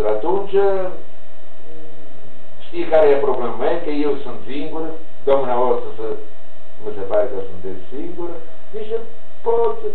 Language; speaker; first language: Romanian; non-native, learner; Italian